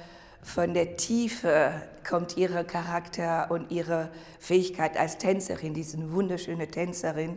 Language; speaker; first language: German; non-native, fluent; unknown